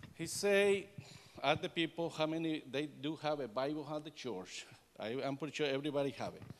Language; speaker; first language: English; non-native, learner; Spanish